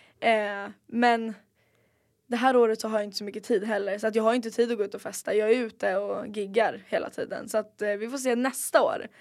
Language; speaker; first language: Swedish; native; Swedish